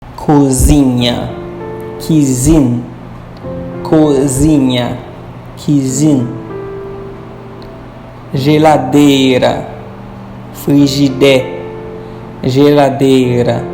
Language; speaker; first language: Portuguese; non-native, fluent; Haitian Creole